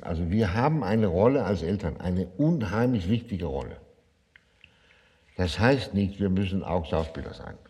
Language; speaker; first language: German; non-native, fluent; Danish